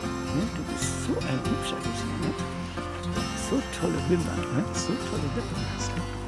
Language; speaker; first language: German; native; German